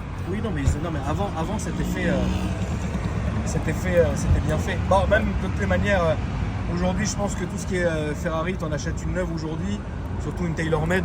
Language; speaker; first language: French; native; French